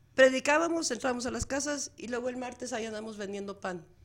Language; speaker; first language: Spanish; early bilingual, heritage; Spanish